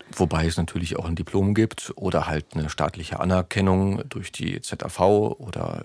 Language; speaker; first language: German; native; German